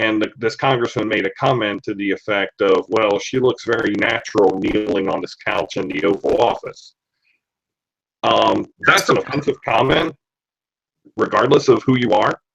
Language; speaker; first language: English; native; English